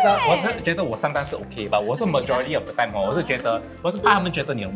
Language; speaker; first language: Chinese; non-native, local second language; English